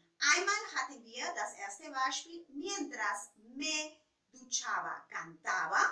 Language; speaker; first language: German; non-native, fluent; Spanish